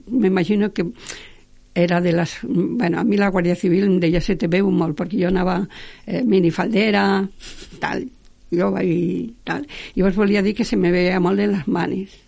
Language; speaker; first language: Catalan; non-native, local second language; Spanish